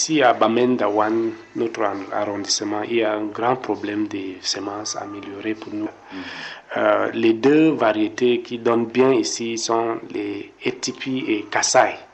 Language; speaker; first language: French; non-native, local second language; English